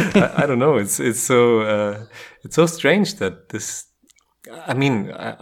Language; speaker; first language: English; non-native, fluent; German